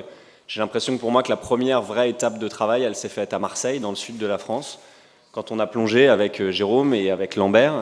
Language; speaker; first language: French; native; French